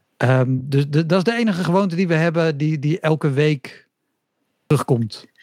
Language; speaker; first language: Dutch; native; Dutch